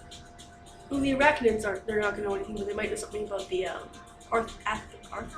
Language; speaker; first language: English; native; English